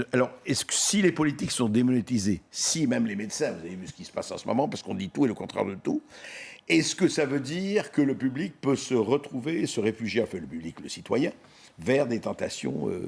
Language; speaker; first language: French; native; French